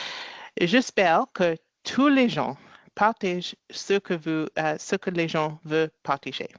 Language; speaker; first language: French; non-native, learner; English